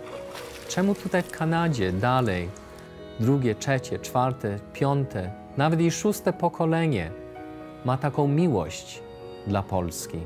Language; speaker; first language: Polish; early bilingual, heritage; English